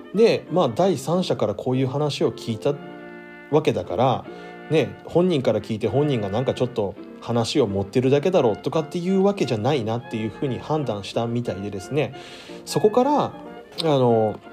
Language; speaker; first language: Japanese; native; Japanese